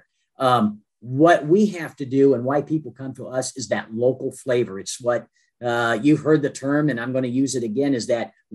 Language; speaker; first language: English; native; English